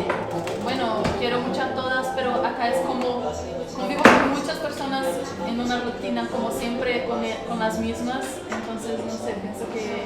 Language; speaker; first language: Spanish; non-native, learner; Portuguese